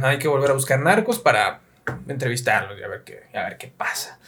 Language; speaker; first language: Spanish; native; Spanish